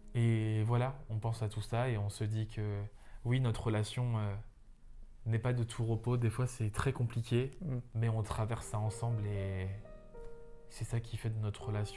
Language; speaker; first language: French; native; French